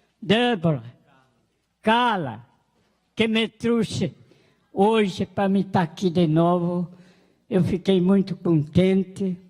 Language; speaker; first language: Portuguese; non-native, local second language; Guarani